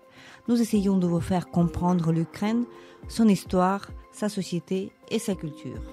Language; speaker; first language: French; non-native, fluent; Ukrainian